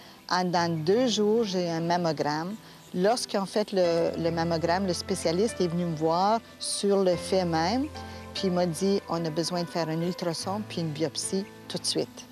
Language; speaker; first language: French; native; French